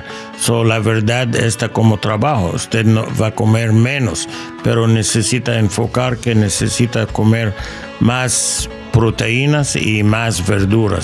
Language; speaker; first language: Spanish; non-native, learner; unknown